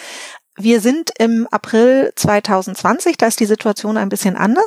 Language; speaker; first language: German; native; German